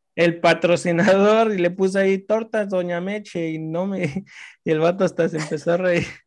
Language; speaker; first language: Spanish; native; Spanish